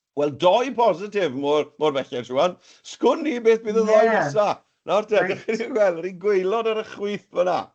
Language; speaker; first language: Welsh; native; Welsh